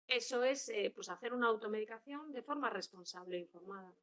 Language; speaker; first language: Spanish; non-native, local second language; Galician